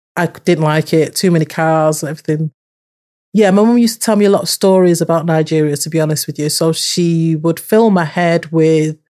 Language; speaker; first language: English; early bilingual, other home language; Yoruba